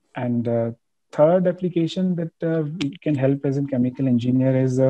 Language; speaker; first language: English; non-native, local second language; Hindi